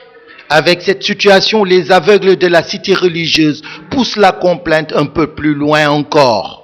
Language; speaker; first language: French; non-native, local second language; Wolof